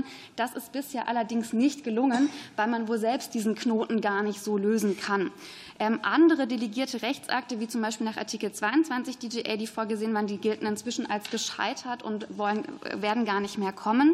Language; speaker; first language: German; native; German